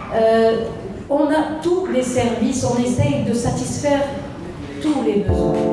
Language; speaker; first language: French; non-native, fluent; Romanian